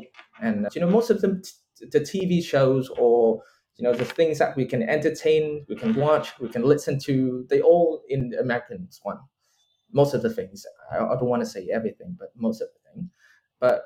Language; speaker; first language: English; non-native, fluent; Vietnamese